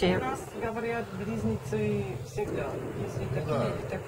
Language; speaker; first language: Russian; non-native, fluent; German